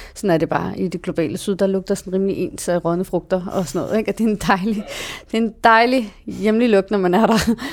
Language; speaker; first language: Danish; early bilingual, other home language; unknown